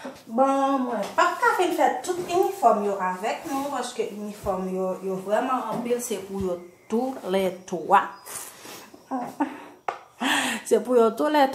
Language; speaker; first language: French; non-native, learner; Haitian Creole